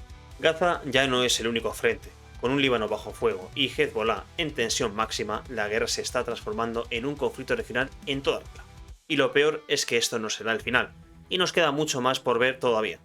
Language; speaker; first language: Spanish; native; Spanish